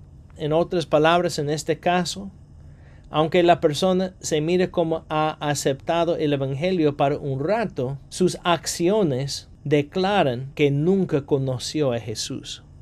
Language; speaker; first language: Spanish; non-native, fluent; English